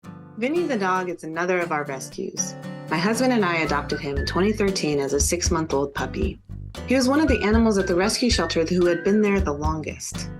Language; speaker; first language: English; native; English